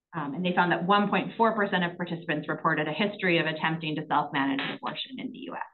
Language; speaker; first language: English; native; English